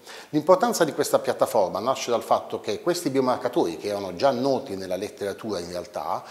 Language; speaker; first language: Italian; native; Italian